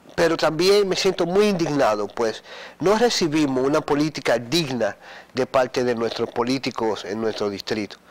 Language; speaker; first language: Spanish; early bilingual, heritage; Spanish